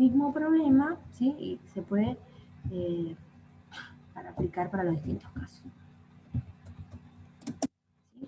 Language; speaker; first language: Spanish; native; Spanish